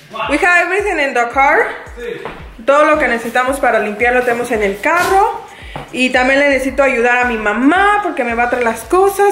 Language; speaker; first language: Spanish; early bilingual, heritage; Spanish